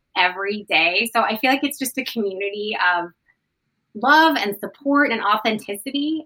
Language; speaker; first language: English; native; English